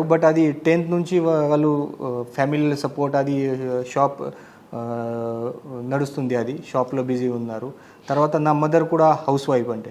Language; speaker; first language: Telugu; non-native, local second language; Marathi